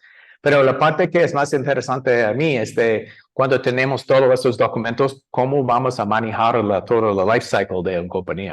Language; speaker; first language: Spanish; non-native, learner; English